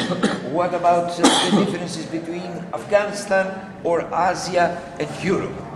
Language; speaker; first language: English; non-native, fluent; Greek